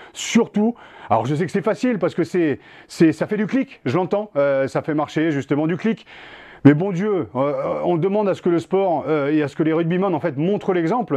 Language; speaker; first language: French; native; French